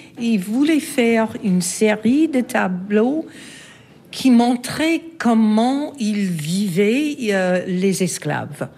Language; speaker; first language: French; non-native, fluent; English